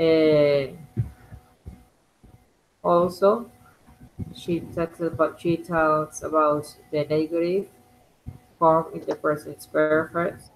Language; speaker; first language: English; non-native, learner; Spanish